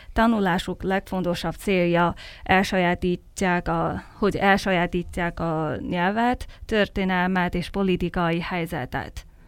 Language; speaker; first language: Hungarian; non-native, fluent; Chinese